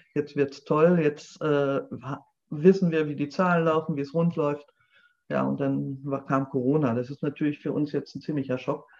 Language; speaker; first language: German; native; German